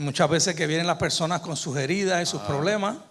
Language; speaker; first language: Spanish; native; Spanish